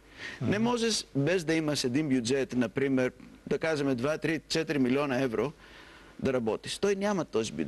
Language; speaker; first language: Bulgarian; non-native, fluent; Greek